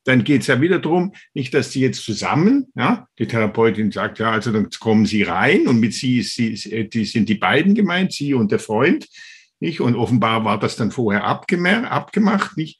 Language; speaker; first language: German; native; German